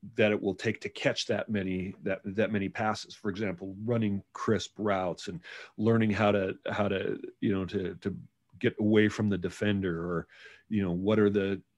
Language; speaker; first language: English; native; English